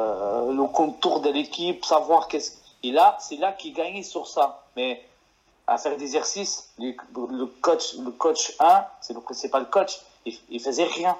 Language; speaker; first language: French; non-native, fluent; Portuguese